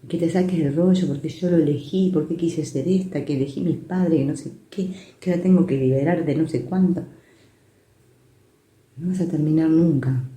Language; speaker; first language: Spanish; native; Spanish